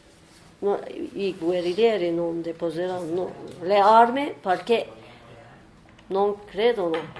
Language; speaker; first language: Italian; non-native, learner; Turkish